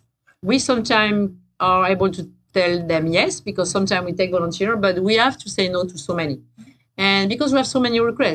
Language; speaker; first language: English; non-native, fluent; French